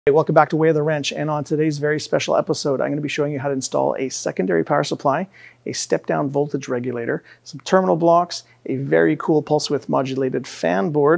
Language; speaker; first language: English; native; English